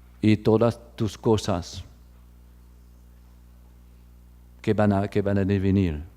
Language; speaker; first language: Spanish; non-native, fluent; French